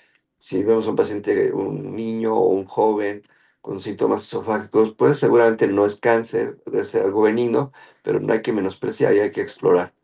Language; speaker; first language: Spanish; native; Spanish